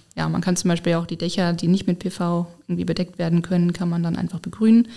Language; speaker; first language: German; native; German